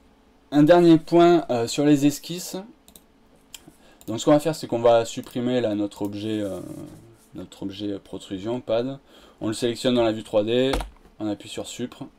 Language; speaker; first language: French; native; French